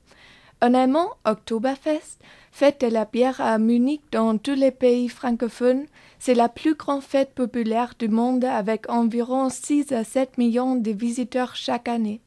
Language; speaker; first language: French; non-native, fluent; German